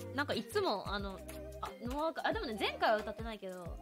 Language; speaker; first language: Japanese; native; Japanese